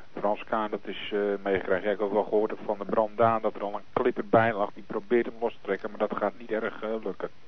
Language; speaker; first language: Dutch; native; Dutch